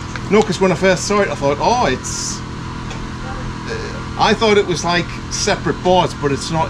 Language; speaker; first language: English; native; English